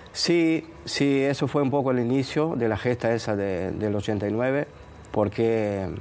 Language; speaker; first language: Spanish; native; Spanish